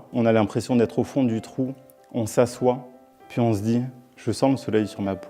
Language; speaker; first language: French; native; French